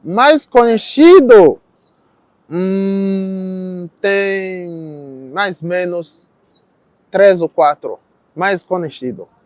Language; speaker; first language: Portuguese; non-native, learner; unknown